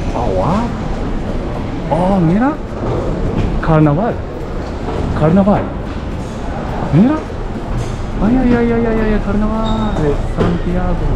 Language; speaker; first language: Spanish; non-native, learner; Japanese